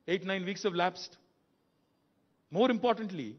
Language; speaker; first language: Hindi; non-native, local second language; Telugu